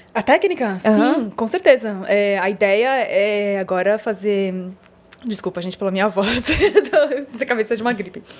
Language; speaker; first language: Portuguese; early bilingual, heritage; Portuguese